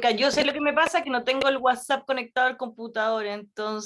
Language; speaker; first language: Spanish; native; Spanish